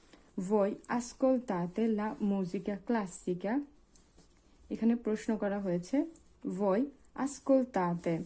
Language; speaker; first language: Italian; non-native, fluent; Bangla